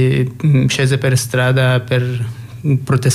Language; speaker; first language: Italian; non-native, fluent; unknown